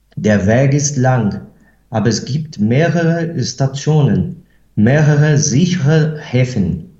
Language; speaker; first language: German; non-native, fluent; Portuguese